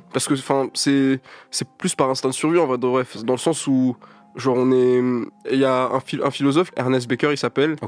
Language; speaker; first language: French; native; French